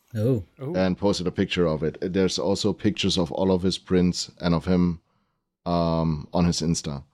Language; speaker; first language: English; early bilingual, other home language; German